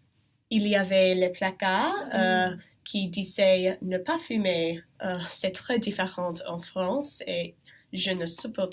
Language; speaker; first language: French; non-native, learner; English